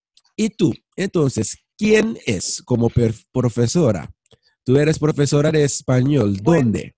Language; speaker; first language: Spanish; non-native, fluent; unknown